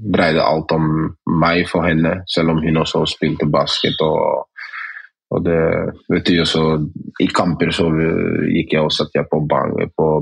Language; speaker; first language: Norwegian; early bilingual, other home language; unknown